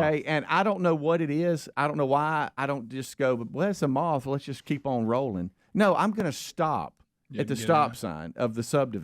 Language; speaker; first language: English; native; English